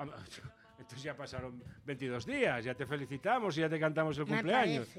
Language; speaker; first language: Spanish; native; Spanish